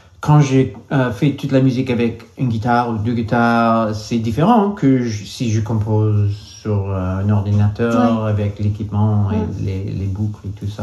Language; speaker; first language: French; non-native, learner; English